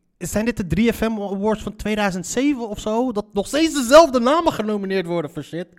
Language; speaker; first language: Dutch; early bilingual, other home language; Arabic